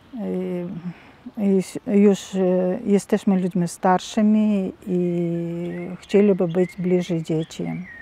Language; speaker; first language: Polish; non-native, learner; Russian